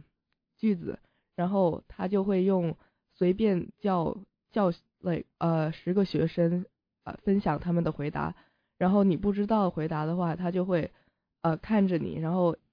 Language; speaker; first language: Chinese; early bilingual, heritage; Chinese